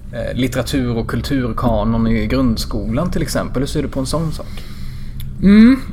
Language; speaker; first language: Swedish; native; Swedish